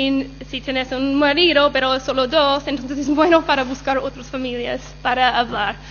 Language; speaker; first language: Spanish; non-native, learner; English